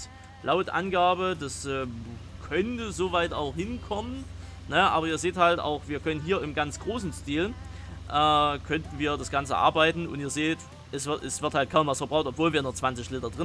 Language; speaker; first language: German; native; German